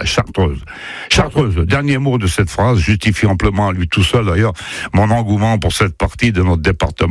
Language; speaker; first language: French; native; French